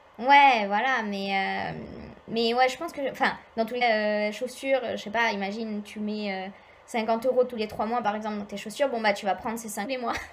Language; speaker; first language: French; native; French